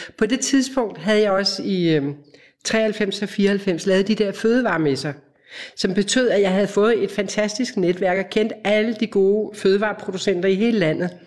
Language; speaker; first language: Danish; native; Danish